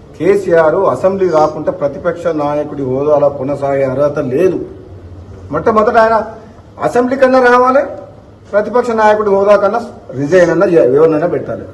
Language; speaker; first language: Telugu; native; Telugu